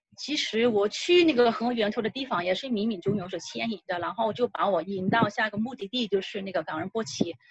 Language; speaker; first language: Chinese; non-native, local second language; Cantonese